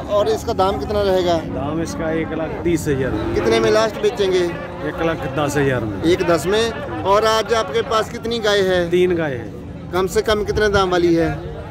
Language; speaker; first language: Hindi; non-native, local second language; Punjabi